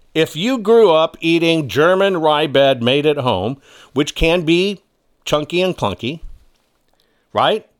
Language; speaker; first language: English; early bilingual, other home language; German